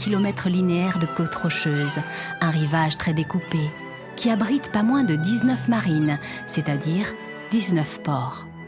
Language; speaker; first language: French; native; French